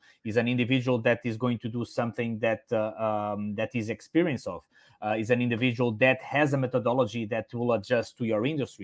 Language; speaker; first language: English; non-native, fluent; Portuguese